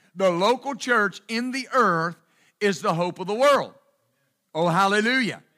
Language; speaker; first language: English; native; English